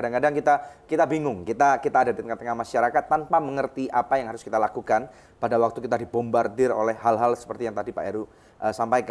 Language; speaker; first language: Indonesian; native; Indonesian